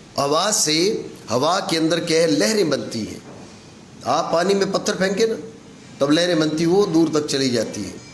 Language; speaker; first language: Urdu; non-native, local second language; Punjabi